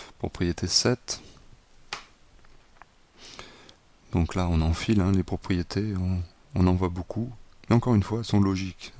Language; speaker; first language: French; native; French